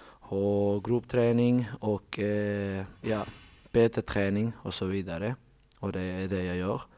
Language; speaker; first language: Swedish; non-native, fluent; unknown